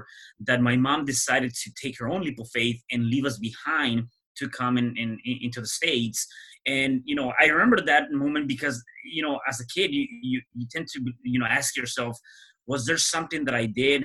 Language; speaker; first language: English; early bilingual, other home language; Spanish